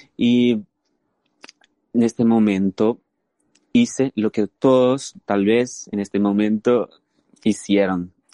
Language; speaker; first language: Spanish; non-native, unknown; Portuguese